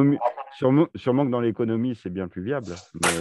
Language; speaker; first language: French; native; French